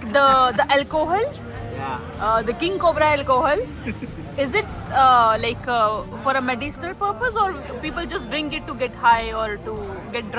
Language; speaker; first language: English; non-native, local second language; Hindi